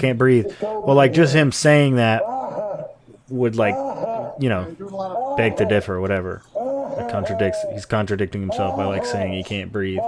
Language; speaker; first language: English; native; English